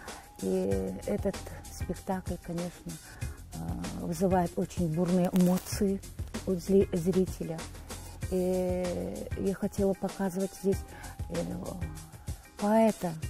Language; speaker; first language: Russian; non-native, local second language; Kazakh